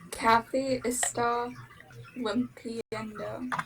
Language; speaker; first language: Spanish; non-native, learner; English